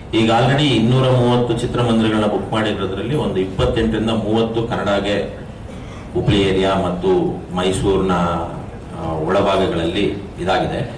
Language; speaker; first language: Kannada; native; Kannada